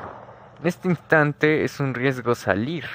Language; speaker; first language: Spanish; native; Spanish